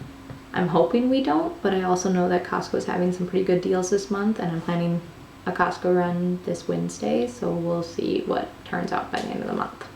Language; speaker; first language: English; native; English